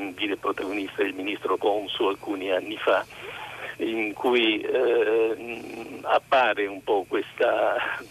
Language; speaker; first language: Italian; native; Italian